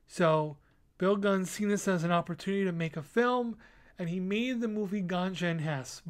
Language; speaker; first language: English; native; English